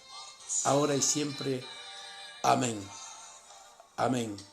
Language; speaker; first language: Spanish; native; Spanish